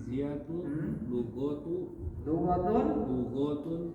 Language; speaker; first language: Arabic; non-native, learner; Indonesian